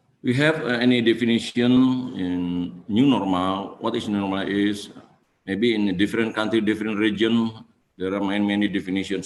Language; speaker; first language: English; non-native, fluent; Indonesian